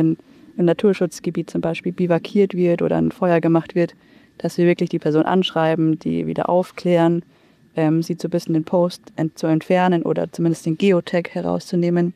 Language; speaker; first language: German; native; German